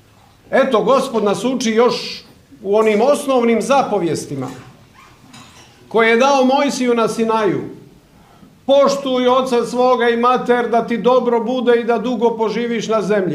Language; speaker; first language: Croatian; native; Croatian